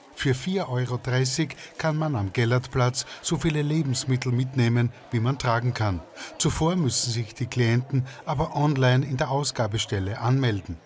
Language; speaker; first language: German; native; German